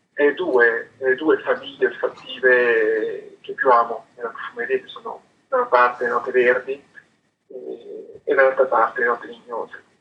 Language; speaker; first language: Italian; native; Italian